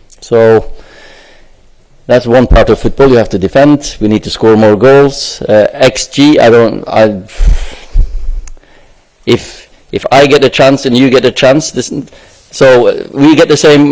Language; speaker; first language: English; non-native, fluent; Norwegian